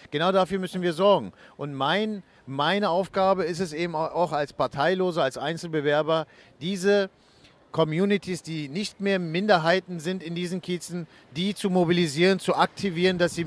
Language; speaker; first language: German; early bilingual, other home language; Turkish